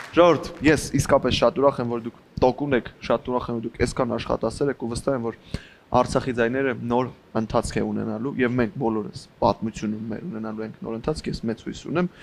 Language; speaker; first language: Armenian; native; Armenian